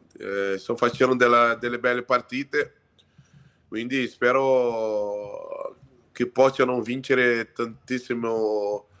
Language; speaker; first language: Italian; non-native, fluent; Portuguese